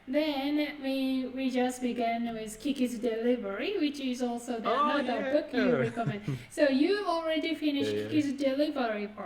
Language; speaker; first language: English; non-native, fluent; Japanese